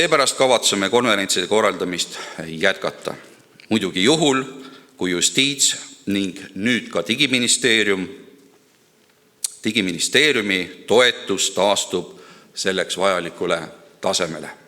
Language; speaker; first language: Estonian; native; Estonian